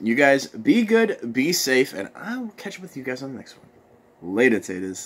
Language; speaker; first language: English; native; English